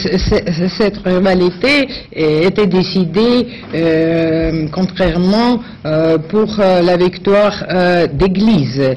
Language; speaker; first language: French; non-native, fluent; Russian